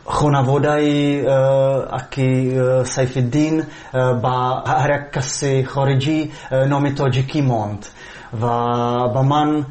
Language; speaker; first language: Persian; non-native, fluent; Czech